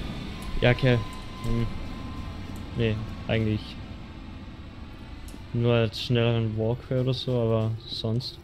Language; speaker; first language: German; native; German